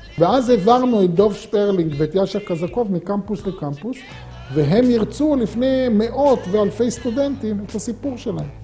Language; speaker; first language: Hebrew; native; Hebrew